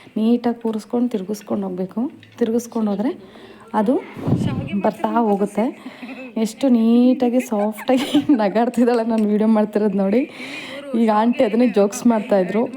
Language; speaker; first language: Kannada; native; Kannada